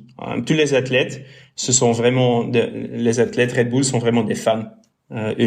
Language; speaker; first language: French; non-native, local second language; Dutch